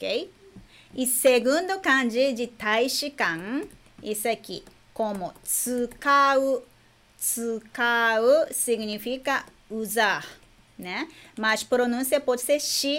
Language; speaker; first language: Portuguese; non-native, fluent; Japanese